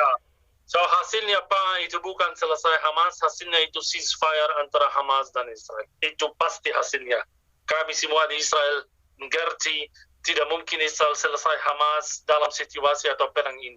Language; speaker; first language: Indonesian; non-native, fluent; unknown